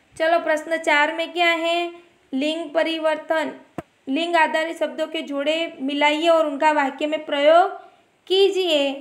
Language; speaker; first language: Hindi; non-native, local second language; Gujarati